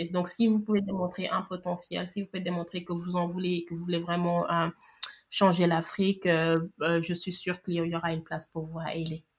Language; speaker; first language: French; non-native, local second language; Wolof